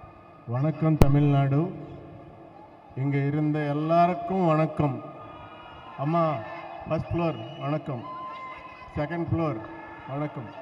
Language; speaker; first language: Tamil; non-native, learner; Telugu